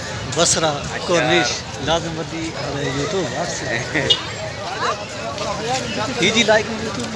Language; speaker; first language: Arabic; non-native, learner; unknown